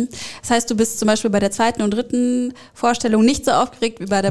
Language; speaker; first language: German; native; German